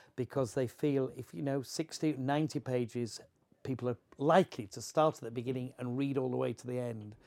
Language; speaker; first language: English; native; English